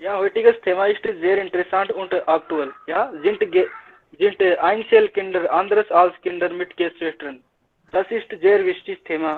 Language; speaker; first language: German; non-native, learner; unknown